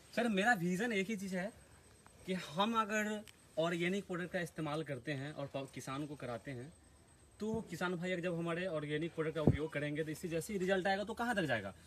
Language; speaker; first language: Hindi; native; Hindi